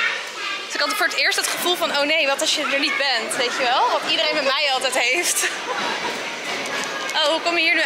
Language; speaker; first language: Dutch; native; Dutch